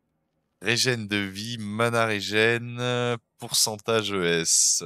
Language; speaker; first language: French; native; French